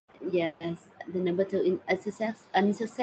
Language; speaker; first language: English; non-native, learner; Thai